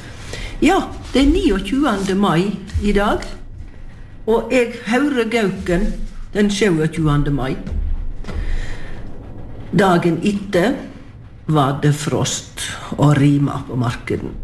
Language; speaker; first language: Norwegian; native; Norwegian